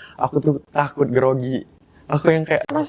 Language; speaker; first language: Indonesian; native; Indonesian